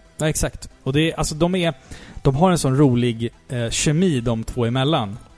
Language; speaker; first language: Swedish; native; Swedish